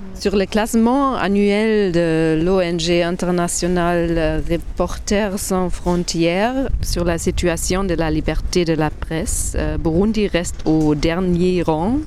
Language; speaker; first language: French; non-native, fluent; German